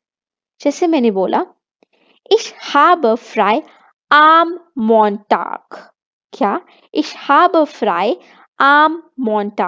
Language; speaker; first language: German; non-native, fluent; Hindi